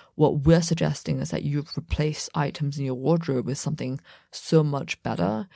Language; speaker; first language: English; native; English